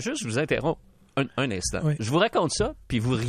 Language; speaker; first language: French; native; French